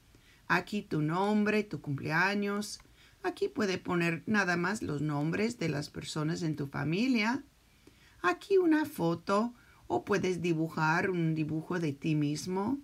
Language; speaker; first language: Spanish; early bilingual, heritage; Spanish